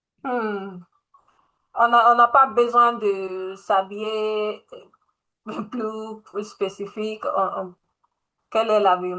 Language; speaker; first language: French; non-native, learner; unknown